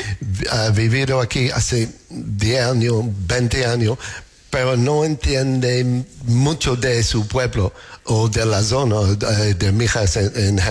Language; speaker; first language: Spanish; non-native, fluent; English